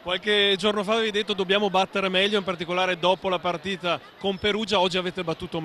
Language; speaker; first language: Italian; native; Italian